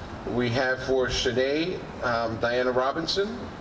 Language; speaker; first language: English; early bilingual, other home language; Spanish